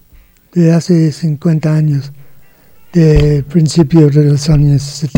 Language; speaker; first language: Spanish; non-native, learner; English